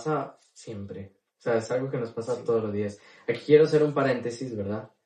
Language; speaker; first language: Spanish; native; Spanish